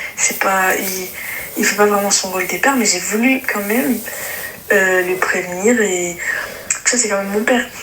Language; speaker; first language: French; early bilingual, other home language; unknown